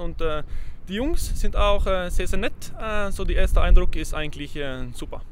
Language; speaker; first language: German; non-native, fluent; Norwegian